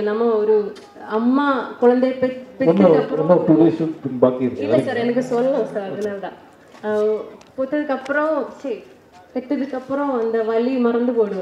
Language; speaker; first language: Tamil; non-native, learner; Malayalam